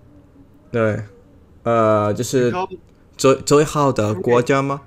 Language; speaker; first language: Chinese; non-native, learner; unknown